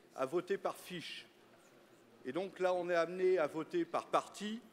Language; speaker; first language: French; native; French